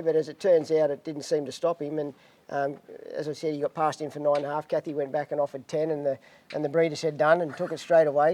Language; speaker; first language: English; native; English